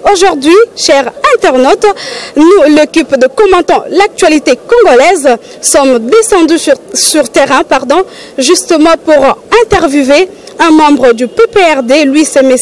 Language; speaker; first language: French; non-native, local second language; Lingala